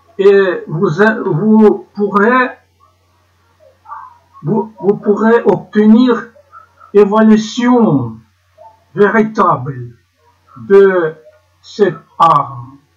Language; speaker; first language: French; non-native, learner; Ukrainian